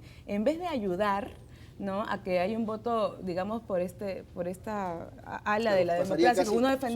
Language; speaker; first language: Spanish; native; Spanish